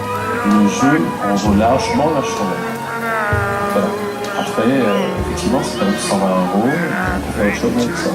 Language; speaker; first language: French; native; French